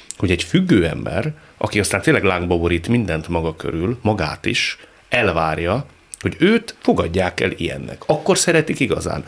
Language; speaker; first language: Hungarian; native; Hungarian